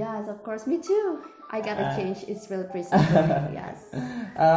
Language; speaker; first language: English; non-native, learner; Indonesian